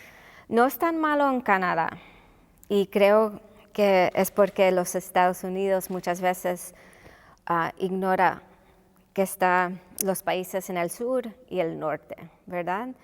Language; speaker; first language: Spanish; non-native, local second language; English